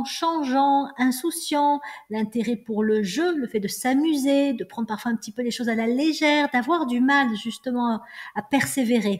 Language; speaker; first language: French; native; French